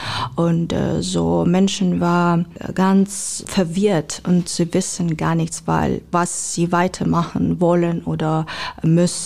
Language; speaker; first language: German; non-native, fluent; Ukrainian